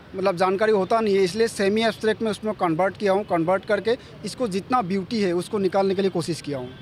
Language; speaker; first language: Hindi; non-native, local second language; Assamese